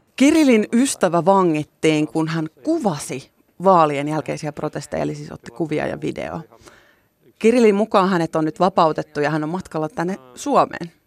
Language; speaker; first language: Finnish; native; Finnish